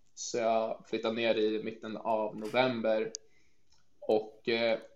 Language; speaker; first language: Swedish; native; Swedish